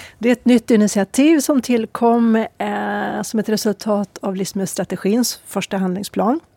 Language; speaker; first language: Swedish; native; Swedish